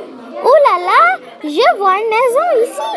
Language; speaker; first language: French; non-native, learner; English